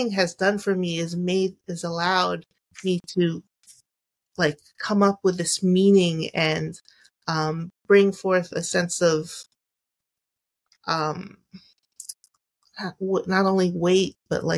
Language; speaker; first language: English; native; English